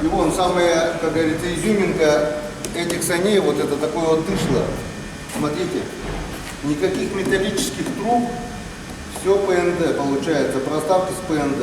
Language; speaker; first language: Russian; native; Russian